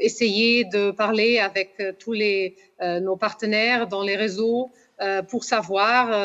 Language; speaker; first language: French; non-native, fluent; Portuguese